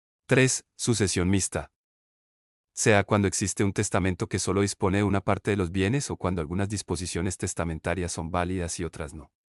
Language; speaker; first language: Spanish; native; Spanish